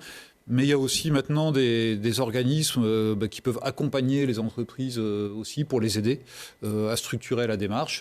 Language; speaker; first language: French; native; French